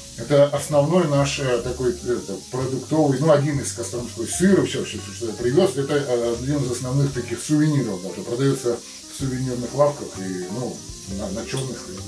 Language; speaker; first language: Russian; native; Russian